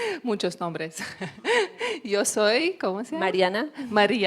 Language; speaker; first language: Spanish; non-native, learner; Lithuanian